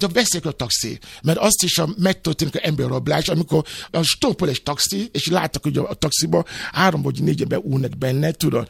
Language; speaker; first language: Hungarian; non-native, learner; Yoruba